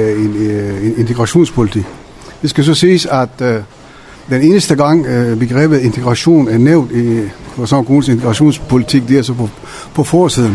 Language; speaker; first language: Danish; non-native, fluent; Persian